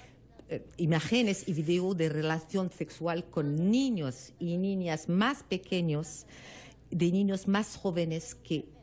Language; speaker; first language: Spanish; non-native, learner; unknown